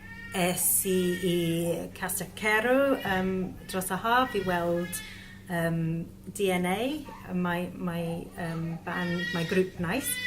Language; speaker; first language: Welsh; non-native, learner; English